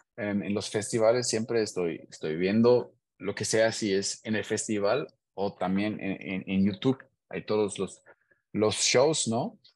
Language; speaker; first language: Spanish; non-native, learner; German